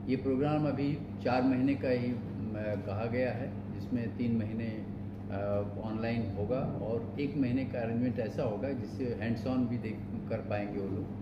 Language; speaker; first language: Hindi; non-native, local second language; Bangla